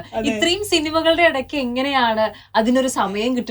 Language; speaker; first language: Malayalam; native; Malayalam